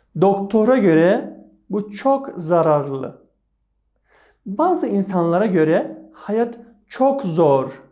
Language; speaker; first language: Turkish; non-native, fluent; Persian